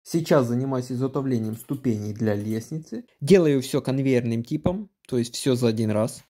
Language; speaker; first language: Russian; non-native, local second language; Ukrainian